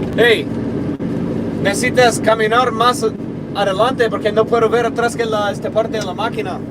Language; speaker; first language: Spanish; non-native, learner; English